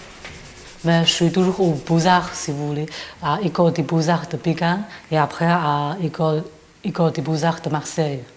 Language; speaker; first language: French; non-native, fluent; Chinese